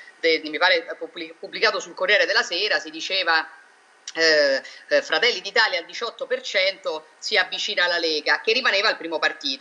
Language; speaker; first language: Italian; native; Italian